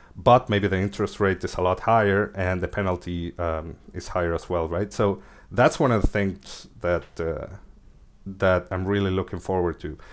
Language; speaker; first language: English; early bilingual, other home language; Spanish